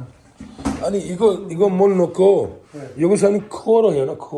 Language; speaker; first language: Korean; non-native, learner; Hindi